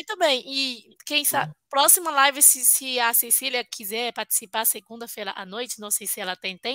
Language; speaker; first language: Portuguese; non-native, fluent; Chinese